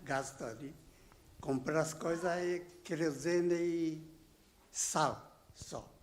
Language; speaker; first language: Portuguese; non-native, learner; Japanese